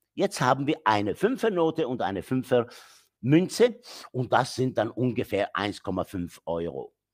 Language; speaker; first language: German; non-native, fluent; Arabic